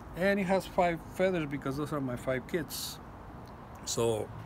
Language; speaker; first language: English; non-native, fluent; Spanish